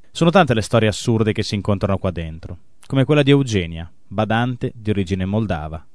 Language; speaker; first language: Italian; native; Italian